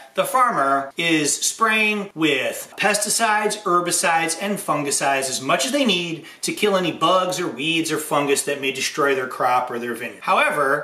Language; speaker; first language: English; native; English